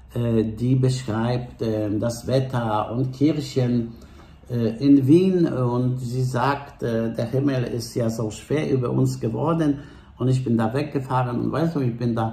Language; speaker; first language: German; non-native, fluent; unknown